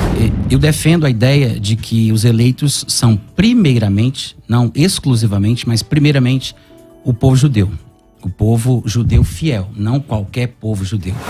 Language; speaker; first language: Portuguese; native; Portuguese